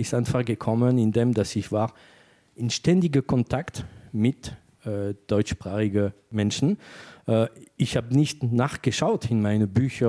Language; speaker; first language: German; non-native, fluent; French